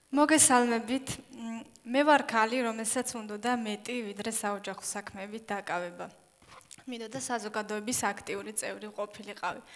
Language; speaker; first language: Georgian; non-native, local second language; Chechen